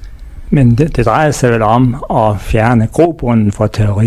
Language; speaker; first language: Danish; native; Danish